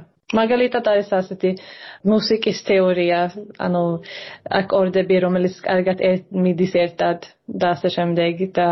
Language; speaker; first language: Georgian; early bilingual, heritage; Georgian